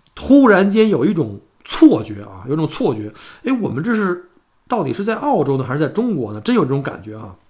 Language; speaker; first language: Chinese; native; Chinese